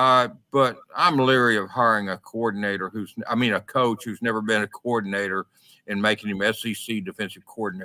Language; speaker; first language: English; native; English